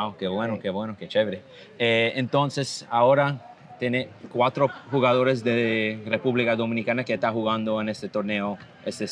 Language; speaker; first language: Spanish; non-native, learner; English